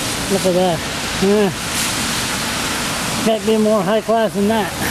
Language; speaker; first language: English; non-native, local second language; French